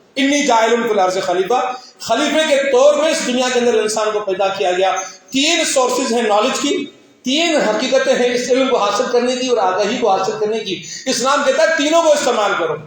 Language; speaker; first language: Urdu; non-native, local second language; Sindhi